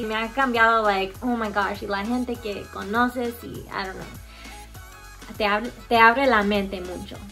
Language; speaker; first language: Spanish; early bilingual, heritage; Spanish